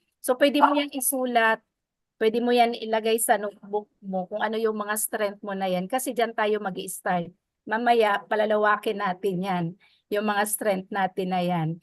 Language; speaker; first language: Filipino; non-native, local second language; Waray